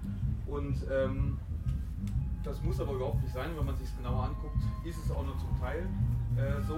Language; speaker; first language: German; native; German